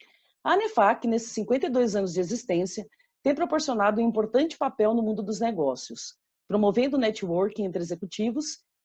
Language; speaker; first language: Portuguese; native; Portuguese